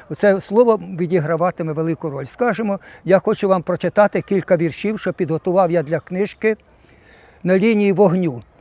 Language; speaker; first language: Ukrainian; non-native, local second language; Russian